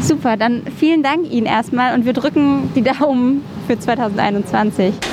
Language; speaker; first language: German; native; German